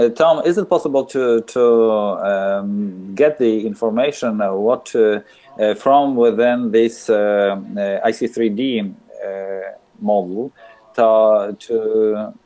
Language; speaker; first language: English; non-native, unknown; Polish